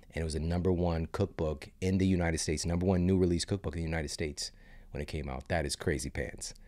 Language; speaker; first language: English; native; English